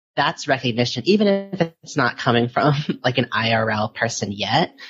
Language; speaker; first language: English; early bilingual, other home language; Filipino